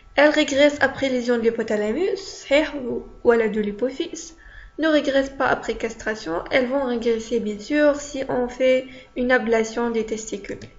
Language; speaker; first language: French; non-native, local second language; Arabic